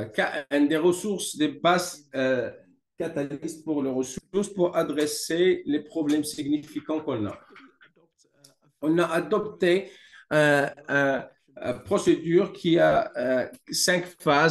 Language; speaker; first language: French; non-native, fluent; English